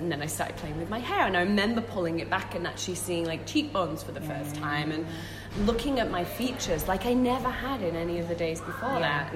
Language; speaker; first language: English; native; English